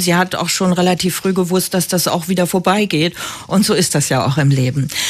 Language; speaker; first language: German; native; German